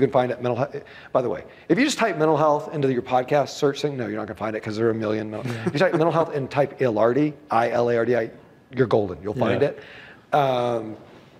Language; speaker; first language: English; native; English